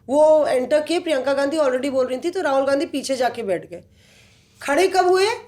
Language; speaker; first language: Hindi; native; Hindi